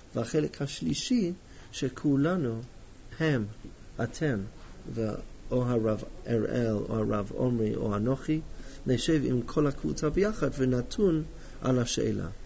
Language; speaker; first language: Hebrew; non-native, fluent; English